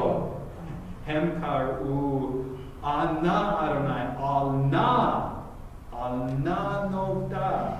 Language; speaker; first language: Hebrew; non-native, fluent; English